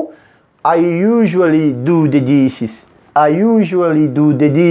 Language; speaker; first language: English; non-native, fluent; Portuguese